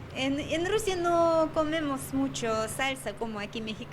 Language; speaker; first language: Spanish; non-native, learner; Russian